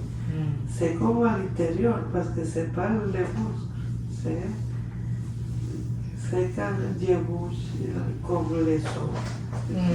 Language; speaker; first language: French; non-native, learner; Spanish